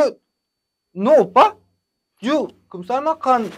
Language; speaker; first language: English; non-native, learner; Korean